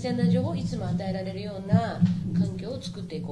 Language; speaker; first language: Japanese; native; Japanese